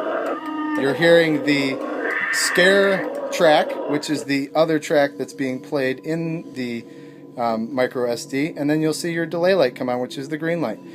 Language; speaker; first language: English; native; English